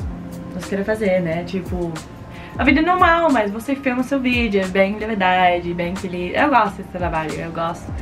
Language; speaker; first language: Portuguese; non-native, learner; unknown